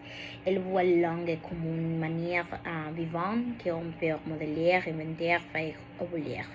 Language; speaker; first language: French; non-native, learner; Spanish